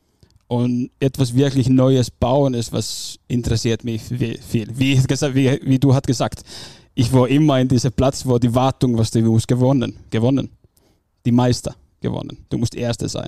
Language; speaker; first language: German; non-native, fluent; Finnish